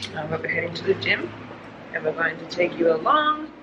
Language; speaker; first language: English; native; English